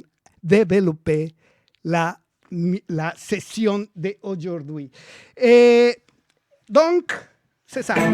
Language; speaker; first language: French; non-native, learner; Spanish